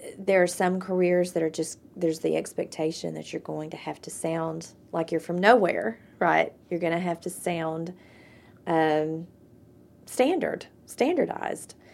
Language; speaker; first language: English; native; English